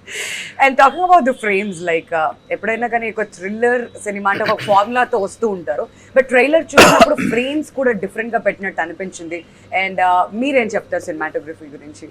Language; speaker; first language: Telugu; native; Telugu